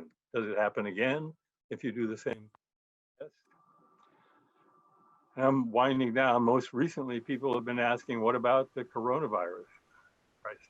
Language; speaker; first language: English; native; English